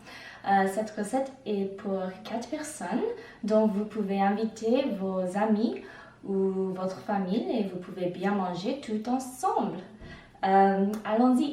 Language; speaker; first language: French; non-native, learner; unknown